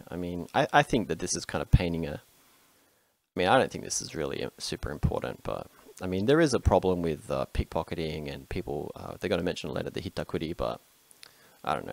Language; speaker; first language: English; native; English